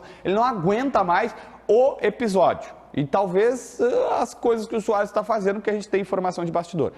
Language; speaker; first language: Portuguese; native; Portuguese